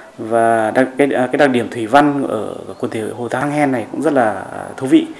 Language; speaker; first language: Vietnamese; native; Vietnamese